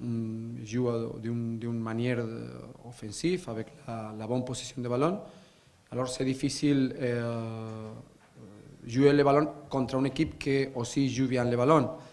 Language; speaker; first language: French; non-native, learner; Spanish